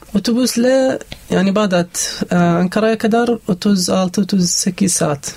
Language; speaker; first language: Turkish; non-native, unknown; Arabic